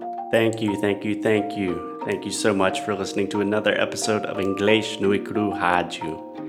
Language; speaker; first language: English; native; English